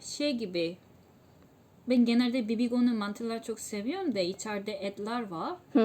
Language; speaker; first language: Turkish; non-native, learner; Korean